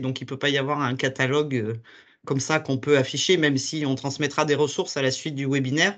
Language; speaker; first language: French; native; French